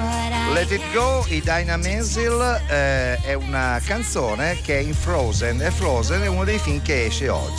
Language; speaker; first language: Italian; native; Italian